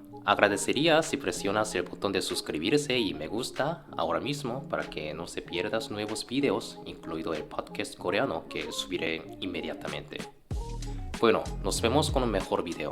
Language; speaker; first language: Spanish; non-native, fluent; Korean